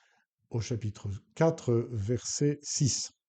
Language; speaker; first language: French; native; French